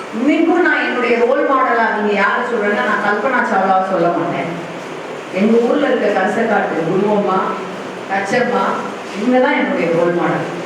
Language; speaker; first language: Tamil; native; Tamil